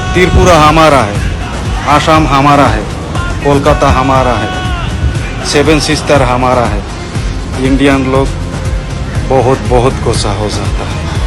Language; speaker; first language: Hindi; non-native, fluent; Bangla